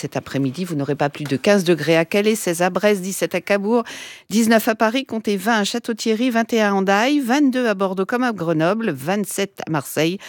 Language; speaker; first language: French; native; French